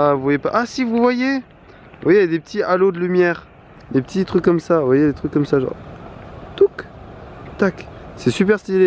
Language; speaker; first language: French; native; French